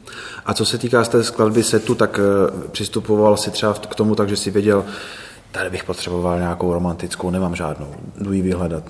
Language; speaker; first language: Czech; native; Czech